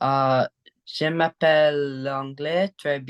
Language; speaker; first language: French; non-native, learner; English